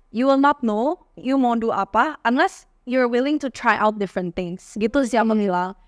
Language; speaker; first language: English; non-native, fluent; Indonesian